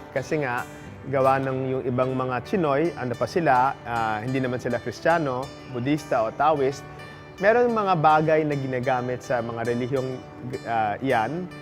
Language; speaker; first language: Filipino; native; Filipino